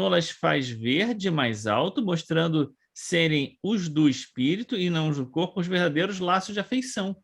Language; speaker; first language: Portuguese; native; Portuguese